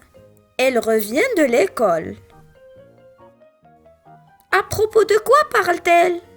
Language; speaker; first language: French; non-native, local second language; Arabic